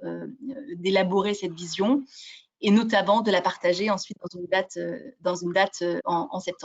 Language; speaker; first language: French; native; French